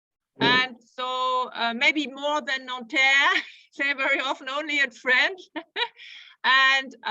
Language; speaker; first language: English; non-native, fluent; German